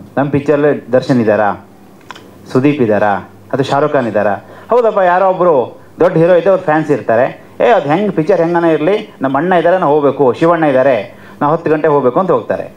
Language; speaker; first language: Kannada; native; Kannada